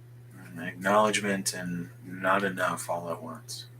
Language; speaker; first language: English; native; English